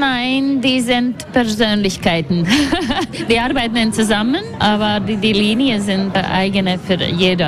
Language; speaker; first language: German; non-native, fluent; Latvian